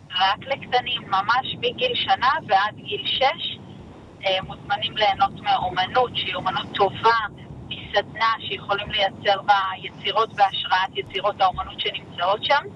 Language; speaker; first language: Hebrew; native; Hebrew